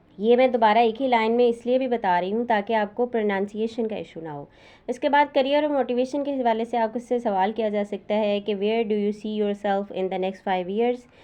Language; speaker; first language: Urdu; native; Urdu